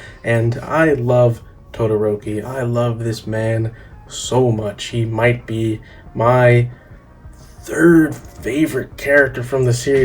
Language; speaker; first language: English; native; English